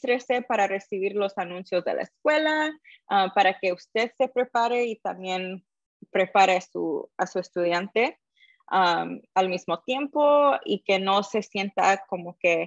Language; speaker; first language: Spanish; early bilingual, heritage; Spanish